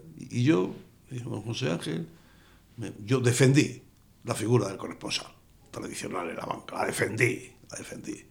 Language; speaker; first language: Spanish; native; Spanish